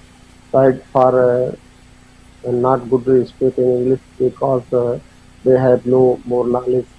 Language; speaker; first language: English; non-native, learner; Hindi